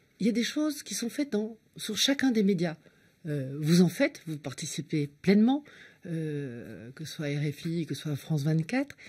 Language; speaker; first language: French; native; French